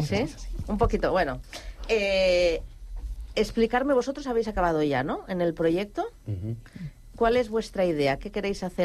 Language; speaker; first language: Spanish; non-native, local second language; Catalan